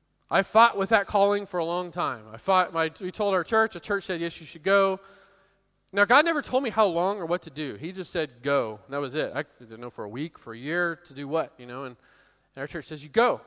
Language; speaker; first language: English; native; English